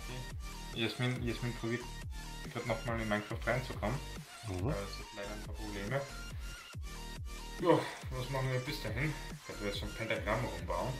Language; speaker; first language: German; native; German